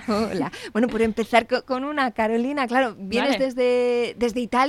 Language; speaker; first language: Spanish; native; Spanish